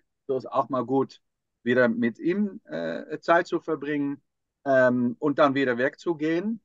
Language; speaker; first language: German; non-native, fluent; Dutch